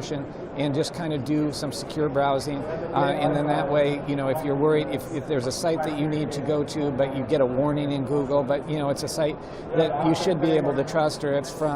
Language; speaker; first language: English; native; English